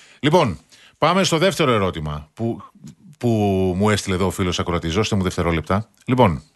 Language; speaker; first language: Greek; native; Greek